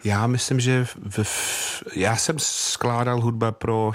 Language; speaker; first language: Czech; non-native, fluent; English